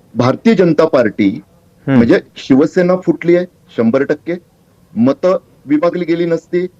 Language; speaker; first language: Marathi; native; Marathi